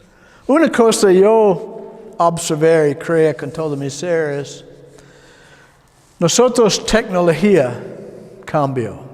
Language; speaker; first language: Spanish; non-native, learner; English